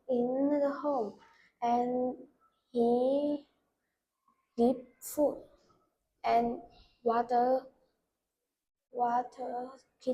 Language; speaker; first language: English; non-native, learner; Vietnamese